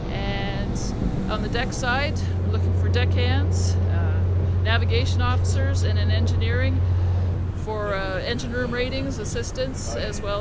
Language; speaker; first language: English; native; English